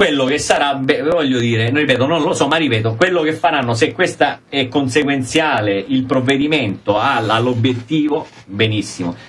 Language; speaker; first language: Italian; native; Italian